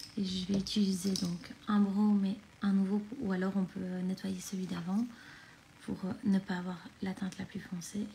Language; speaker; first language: French; native; French